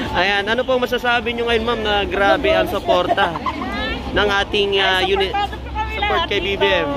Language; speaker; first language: Filipino; non-native, local second language; Hiligaynon